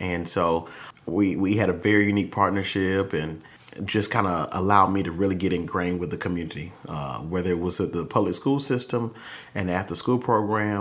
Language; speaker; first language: English; native; English